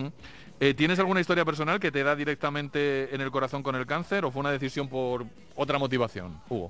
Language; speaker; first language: Spanish; native; Spanish